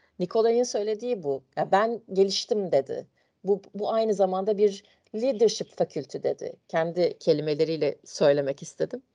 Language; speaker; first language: Turkish; native; Turkish